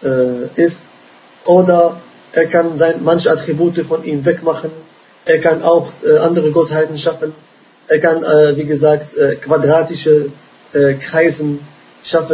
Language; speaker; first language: German; non-native, fluent; Arabic